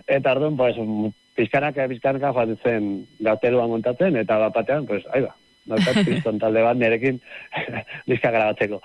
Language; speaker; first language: Basque; native; Basque